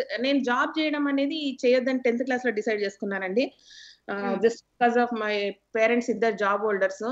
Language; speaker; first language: Telugu; native; Telugu